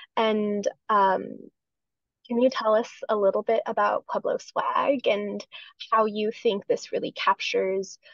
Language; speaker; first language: English; native; English